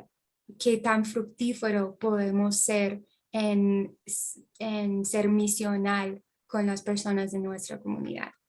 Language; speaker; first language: Spanish; non-native, fluent; English